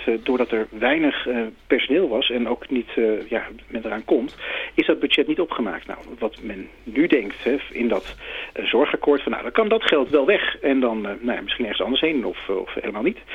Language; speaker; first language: Dutch; native; Dutch